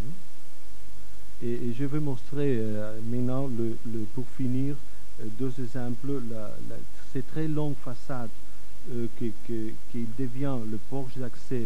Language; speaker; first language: French; non-native, fluent; Catalan